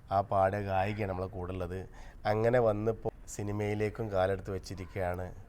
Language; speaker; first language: Malayalam; native; Malayalam